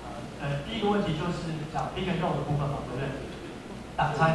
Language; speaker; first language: Chinese; native; Chinese